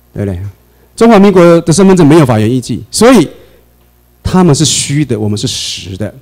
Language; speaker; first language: Chinese; native; Chinese